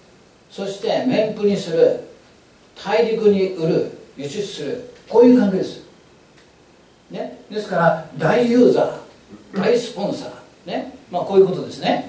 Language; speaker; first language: Japanese; native; Japanese